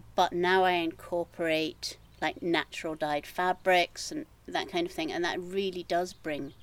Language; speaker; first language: English; native; English